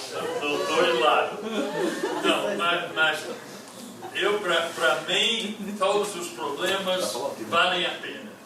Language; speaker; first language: Portuguese; non-native, fluent; English